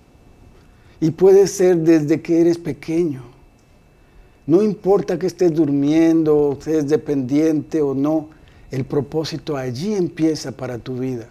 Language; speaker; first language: Spanish; native; Spanish